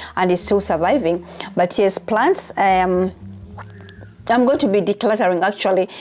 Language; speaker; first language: English; non-native, local second language; Ganda